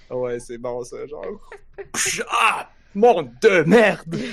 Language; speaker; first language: French; native; French